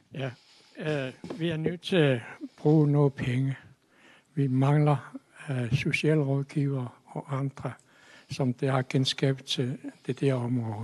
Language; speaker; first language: Danish; non-native, local second language; Kalaallisut